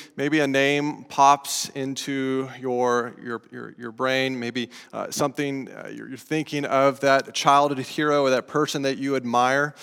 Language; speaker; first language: English; native; English